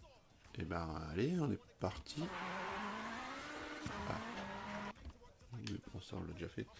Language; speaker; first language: French; native; French